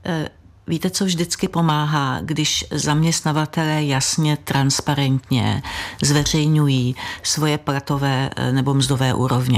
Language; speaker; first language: Czech; native; Czech